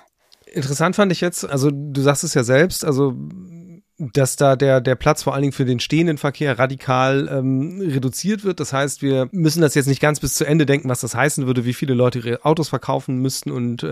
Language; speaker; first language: German; native; German